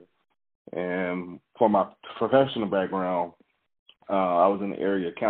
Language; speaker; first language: English; native; English